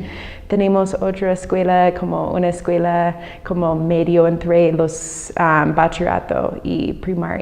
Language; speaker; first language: Spanish; non-native, fluent; English